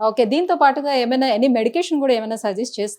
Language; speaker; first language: Telugu; native; Telugu